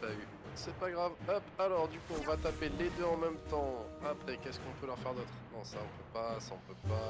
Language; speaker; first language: French; native; French